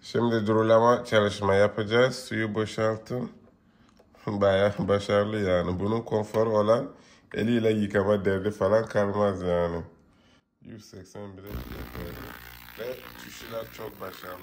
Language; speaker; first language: Turkish; native; Turkish